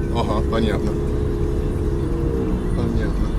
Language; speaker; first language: Russian; non-native, learner; English